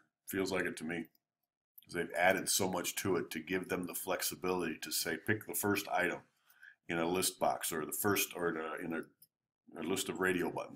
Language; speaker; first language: English; native; English